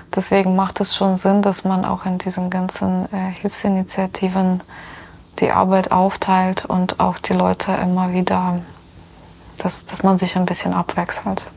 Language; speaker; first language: German; non-native, fluent; Ukrainian